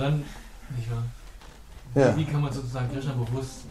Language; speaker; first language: German; native; German